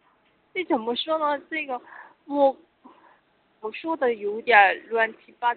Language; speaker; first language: Chinese; non-native, learner; Korean